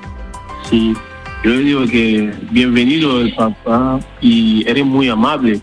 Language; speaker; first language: Spanish; non-native, learner; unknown